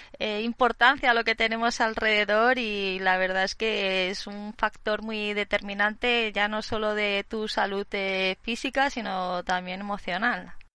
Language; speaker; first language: Spanish; native; Spanish